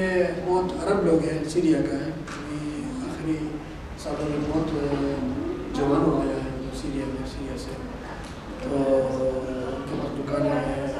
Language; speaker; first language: Hindi; non-native, learner; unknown